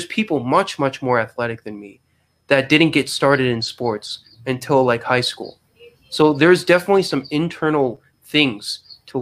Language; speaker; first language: English; native; English